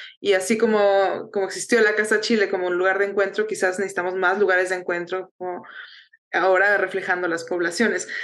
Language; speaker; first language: Spanish; native; Spanish